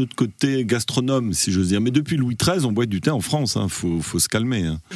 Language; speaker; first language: French; non-native, fluent; English